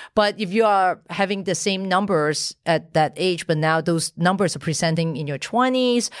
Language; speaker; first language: English; non-native, local second language; Cantonese